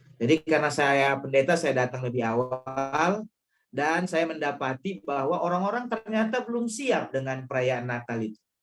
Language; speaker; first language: Indonesian; non-native, local second language; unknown